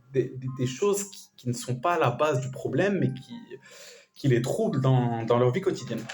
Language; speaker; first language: French; native; French